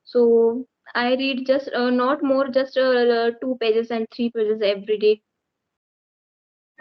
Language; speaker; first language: English; non-native, learner; Marathi